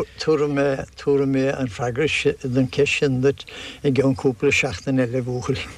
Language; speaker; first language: Irish; non-native, local second language; English